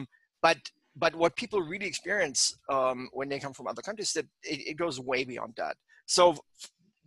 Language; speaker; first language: English; non-native, fluent; German